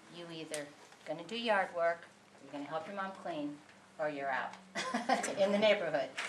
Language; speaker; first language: English; native; English